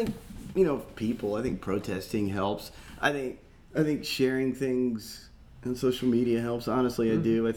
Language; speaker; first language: English; native; English